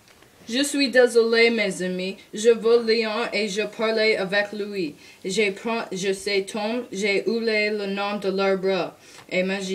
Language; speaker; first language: French; non-native, learner; English